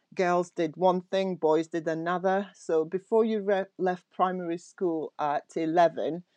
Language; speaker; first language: English; native; English